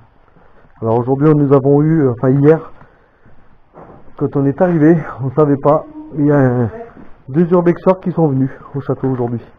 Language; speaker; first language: French; native; French